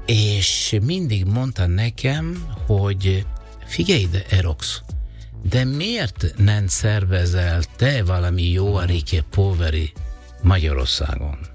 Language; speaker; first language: Hungarian; non-native, fluent; Italian